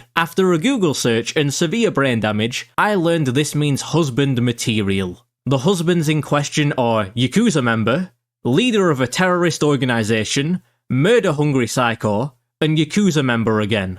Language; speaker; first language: English; native; English